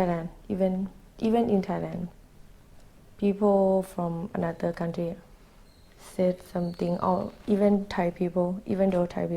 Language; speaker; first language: English; non-native, learner; Thai